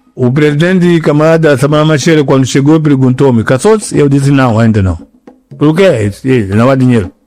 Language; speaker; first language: Portuguese; non-native, local second language; Yao